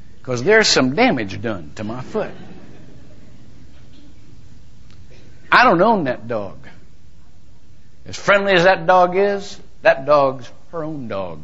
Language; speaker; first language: English; native; English